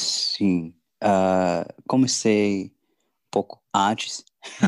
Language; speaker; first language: Portuguese; non-native, learner; English